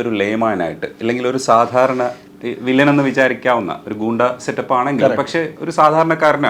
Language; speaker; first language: Malayalam; native; Malayalam